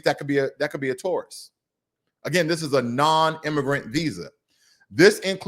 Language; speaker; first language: English; native; English